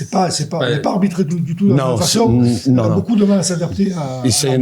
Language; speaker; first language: French; native; French